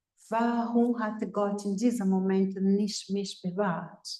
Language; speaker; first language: German; non-native, fluent; Portuguese